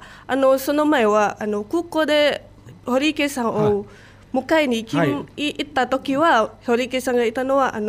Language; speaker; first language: Japanese; non-native, fluent; Indonesian